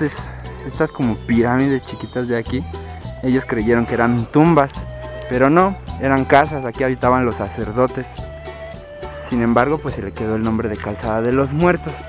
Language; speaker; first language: Spanish; native; Spanish